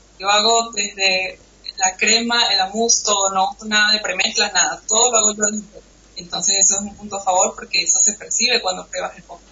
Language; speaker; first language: Spanish; native; Spanish